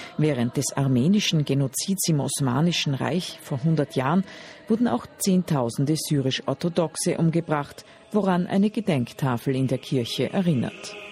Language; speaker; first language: German; native; German